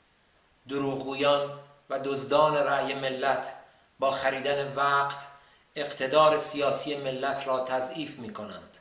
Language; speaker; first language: Persian; native; Persian